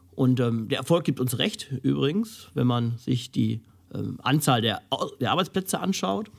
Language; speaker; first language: German; native; German